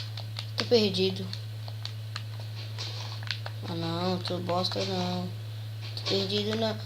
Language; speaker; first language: Portuguese; native; Portuguese